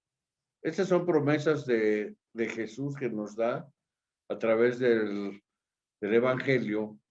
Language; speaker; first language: Spanish; native; Spanish